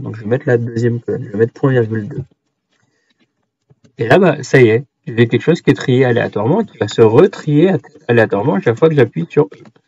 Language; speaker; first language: French; native; French